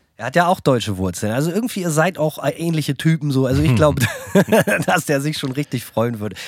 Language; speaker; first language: German; native; German